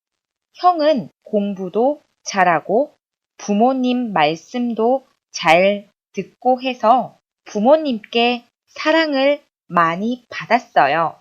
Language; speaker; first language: Korean; native; Korean